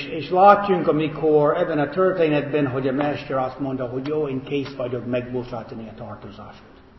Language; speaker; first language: Hungarian; non-native, fluent; English